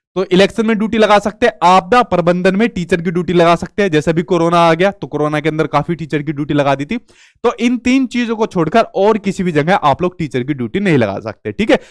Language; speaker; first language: Hindi; native; Hindi